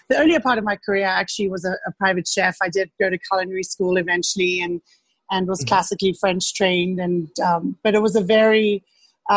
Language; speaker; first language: English; native; English